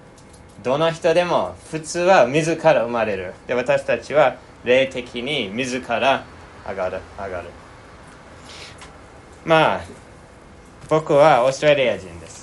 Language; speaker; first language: Japanese; non-native, fluent; English